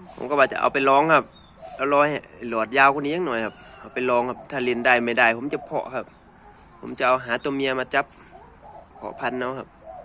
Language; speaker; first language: Thai; native; Thai